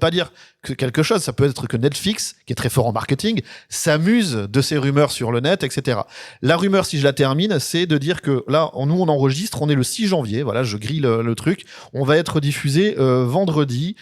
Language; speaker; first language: French; native; French